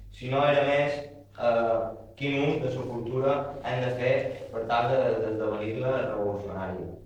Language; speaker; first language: Catalan; native; Catalan